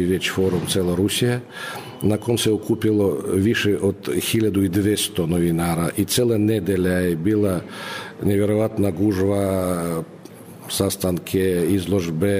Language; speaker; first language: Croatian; non-native, fluent; Russian